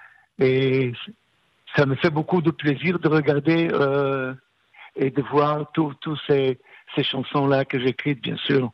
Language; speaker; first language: French; non-native, fluent; Hebrew